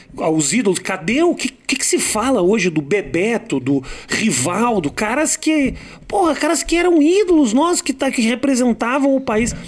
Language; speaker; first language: Portuguese; native; Portuguese